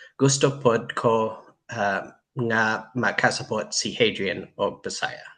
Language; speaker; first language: Cebuano; non-native, learner; English